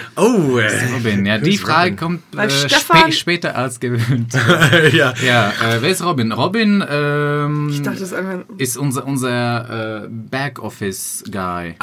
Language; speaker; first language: German; non-native, fluent; Slovak